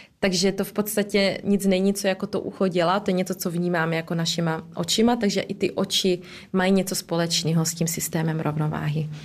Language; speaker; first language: Czech; early bilingual, heritage; Czech